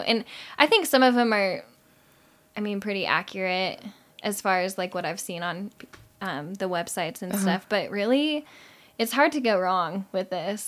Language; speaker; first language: English; native; English